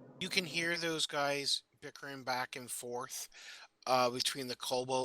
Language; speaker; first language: English; native; English